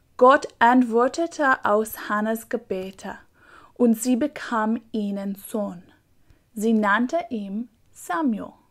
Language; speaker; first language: German; non-native, learner; English